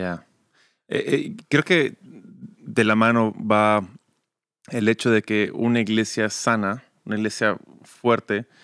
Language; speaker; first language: Spanish; early bilingual, other home language; English